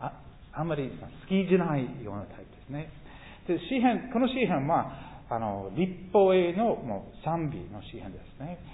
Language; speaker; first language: Japanese; non-native, fluent; English